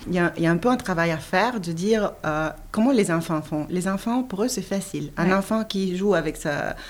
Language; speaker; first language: French; non-native, fluent; Spanish